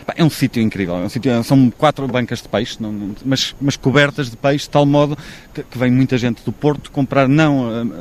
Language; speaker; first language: Portuguese; native; Portuguese